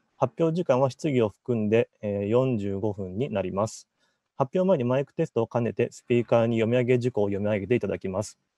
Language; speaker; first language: Japanese; native; Japanese